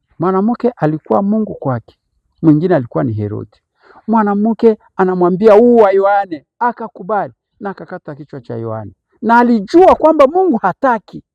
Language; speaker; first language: Swahili; native; Swahili